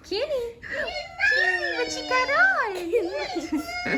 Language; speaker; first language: English; native; English